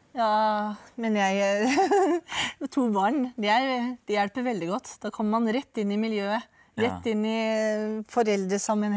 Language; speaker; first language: Norwegian; native; Norwegian